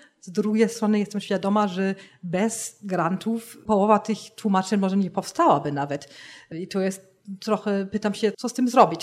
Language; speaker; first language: Polish; non-native, fluent; German